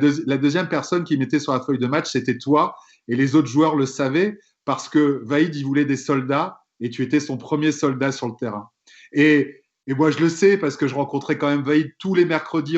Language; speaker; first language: French; native; French